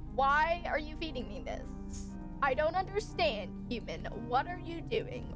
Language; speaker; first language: English; native; English